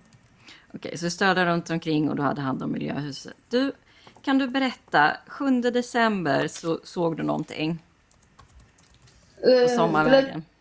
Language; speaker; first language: Swedish; native; Swedish